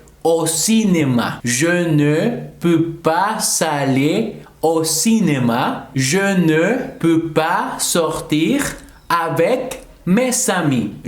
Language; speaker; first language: French; non-native, fluent; Spanish